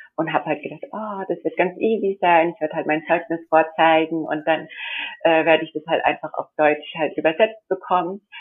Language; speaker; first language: German; early bilingual, heritage; German